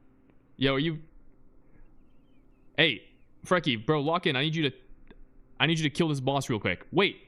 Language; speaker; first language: English; native; English